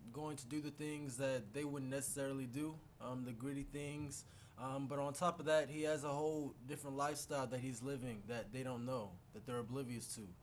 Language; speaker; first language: English; native; English